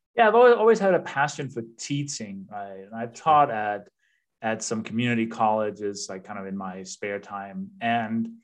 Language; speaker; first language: English; non-native, fluent; Danish